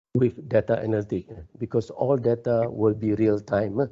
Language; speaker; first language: English; non-native, local second language; Malay